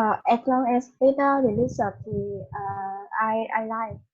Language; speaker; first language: English; non-native, learner; Vietnamese